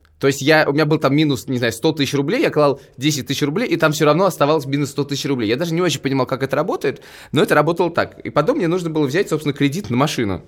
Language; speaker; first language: Russian; native; Russian